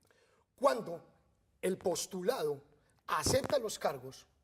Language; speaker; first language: Spanish; native; Spanish